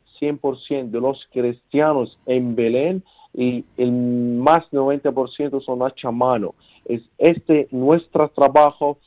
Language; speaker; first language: Spanish; non-native, learner; Arabic